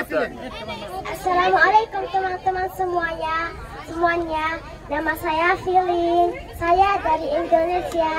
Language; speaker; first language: Indonesian; early bilingual, heritage; Indonesian